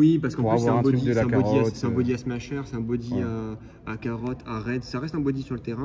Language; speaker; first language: French; native; French